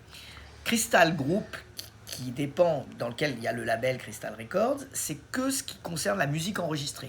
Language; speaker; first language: French; native; French